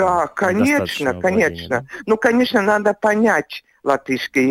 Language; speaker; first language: Russian; non-native, local second language; Latvian